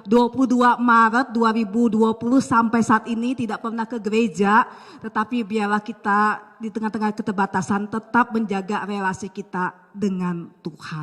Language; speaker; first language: Malay; native; Malay